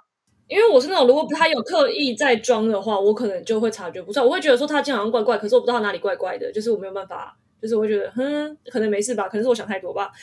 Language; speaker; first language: Chinese; early bilingual, heritage; Chinese